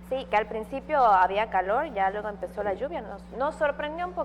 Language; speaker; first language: Spanish; native; Spanish